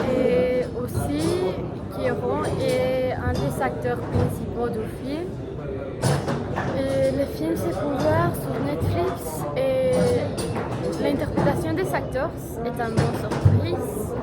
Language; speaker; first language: French; non-native, learner; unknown